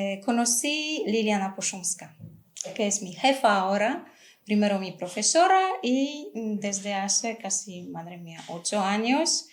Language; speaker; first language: Spanish; non-native, fluent; Polish